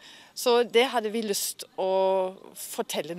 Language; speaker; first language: Norwegian; non-native, fluent; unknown